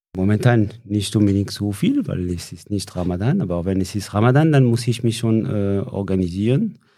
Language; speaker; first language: German; non-native, fluent; French